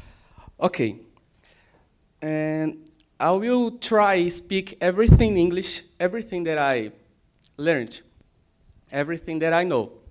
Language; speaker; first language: English; non-native, learner; Portuguese